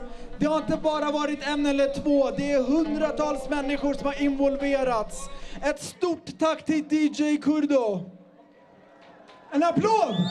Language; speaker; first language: Swedish; early bilingual, other home language; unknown